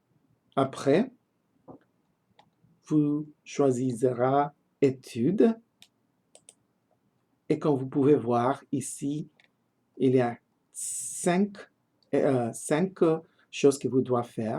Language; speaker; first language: French; non-native, learner; English